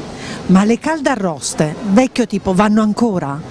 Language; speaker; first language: Italian; native; Italian